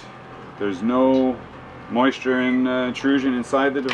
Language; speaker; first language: English; native; English